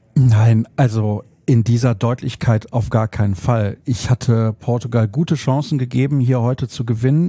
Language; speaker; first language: German; native; German